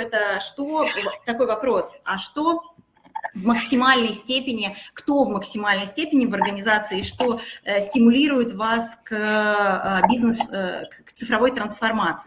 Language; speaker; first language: Russian; native; Russian